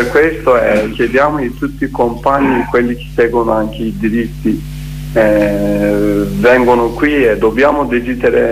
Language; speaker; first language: Italian; non-native, learner; Kurdish